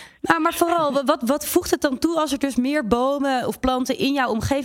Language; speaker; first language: Dutch; native; Dutch